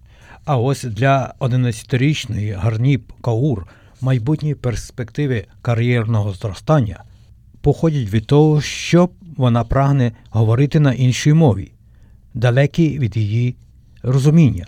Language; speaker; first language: Ukrainian; native; Ukrainian